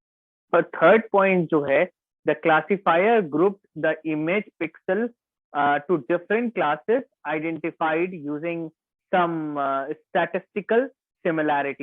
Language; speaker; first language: English; non-native, local second language; Hindi